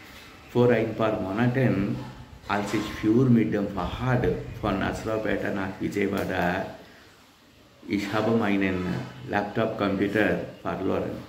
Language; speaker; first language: German; non-native, learner; Telugu